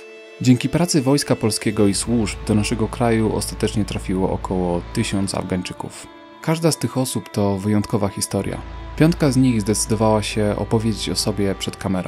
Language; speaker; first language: Polish; native; Polish